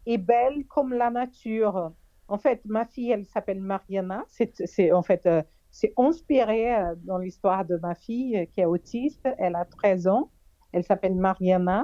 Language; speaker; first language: French; non-native, fluent; Portuguese